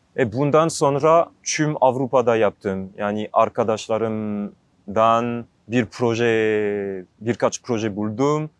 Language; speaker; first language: Turkish; non-native, learner; French